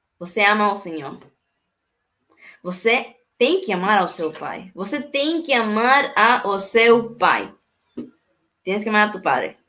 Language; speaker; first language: Portuguese; non-native, learner; Spanish